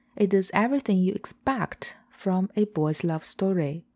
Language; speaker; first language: English; non-native, fluent; Chinese